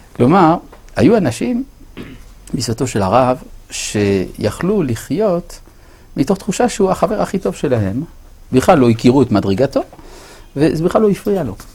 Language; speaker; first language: Hebrew; non-native, fluent; French